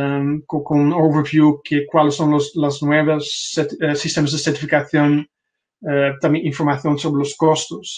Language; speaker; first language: Spanish; non-native, fluent; Dutch